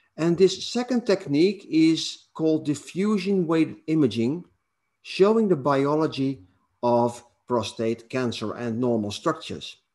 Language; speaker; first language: English; non-native, fluent; Dutch